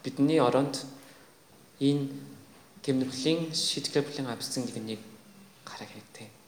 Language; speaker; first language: Mongolian; non-native, fluent; Korean